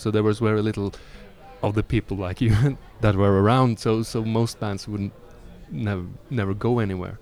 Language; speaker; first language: English; non-native, fluent; Norwegian